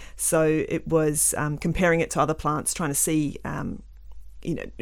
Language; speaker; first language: English; native; English